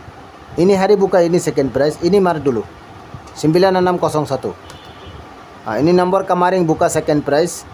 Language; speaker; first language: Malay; non-native, learner; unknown